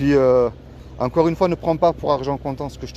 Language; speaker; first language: French; native; French